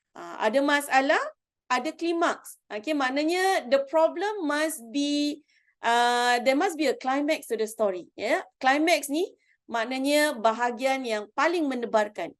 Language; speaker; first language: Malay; native; Malay